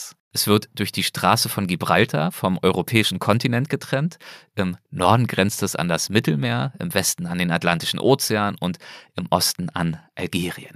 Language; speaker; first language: German; native; German